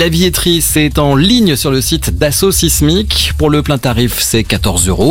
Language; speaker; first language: French; native; French